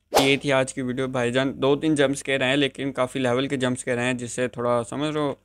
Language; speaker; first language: Hindi; native; Hindi